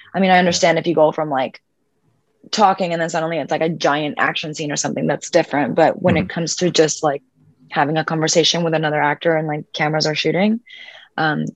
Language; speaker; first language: English; early bilingual, other home language; Spanish